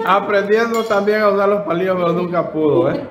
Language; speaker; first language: Spanish; native; Spanish